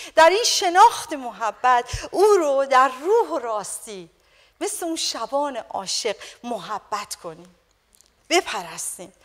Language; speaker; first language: Persian; native; Persian